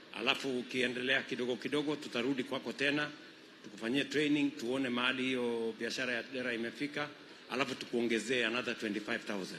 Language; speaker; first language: Swahili; non-native, local second language; Kalenjin